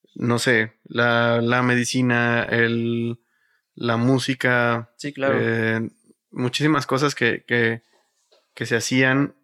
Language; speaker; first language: Spanish; native; Spanish